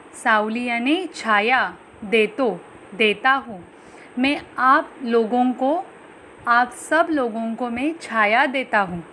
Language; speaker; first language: Hindi; non-native, local second language; Marathi